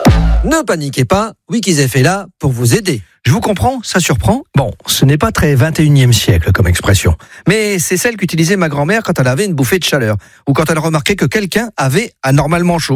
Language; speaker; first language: French; native; French